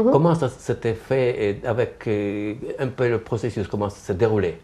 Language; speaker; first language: French; non-native, fluent; Ukrainian